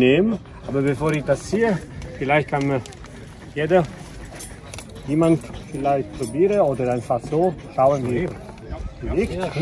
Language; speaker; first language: German; non-native, fluent; Italian